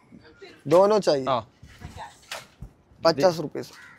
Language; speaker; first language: Hindi; non-native, local second language; Malayalam